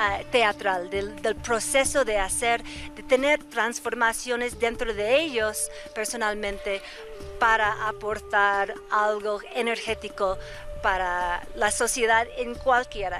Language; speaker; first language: Spanish; native; Spanish